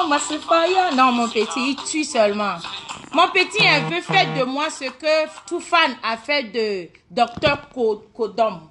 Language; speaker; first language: French; non-native, local second language; Ewe